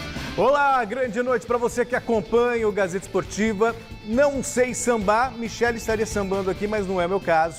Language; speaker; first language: Portuguese; native; Portuguese